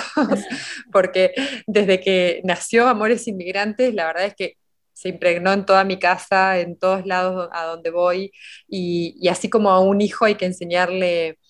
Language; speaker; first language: Spanish; native; Spanish